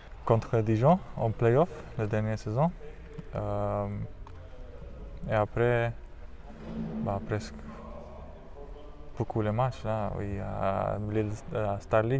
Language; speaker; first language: French; non-native, learner; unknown